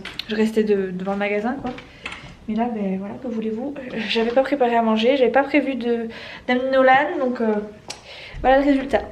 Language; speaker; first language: French; native; French